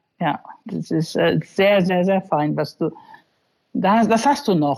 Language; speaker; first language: German; non-native, fluent; English